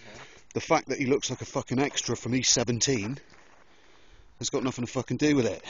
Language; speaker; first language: English; native; English